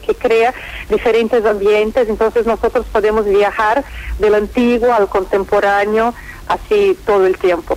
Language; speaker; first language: Spanish; non-native, fluent; Portuguese